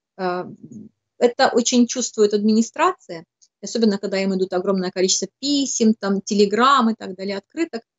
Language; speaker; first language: Russian; native; Russian